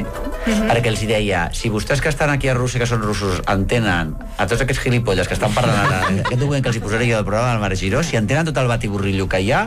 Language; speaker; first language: Catalan; native; Catalan